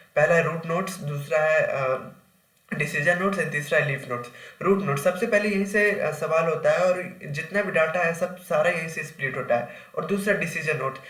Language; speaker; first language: Hindi; native; Hindi